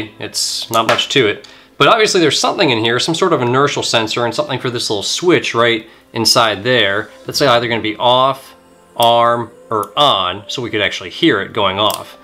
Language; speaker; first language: English; native; English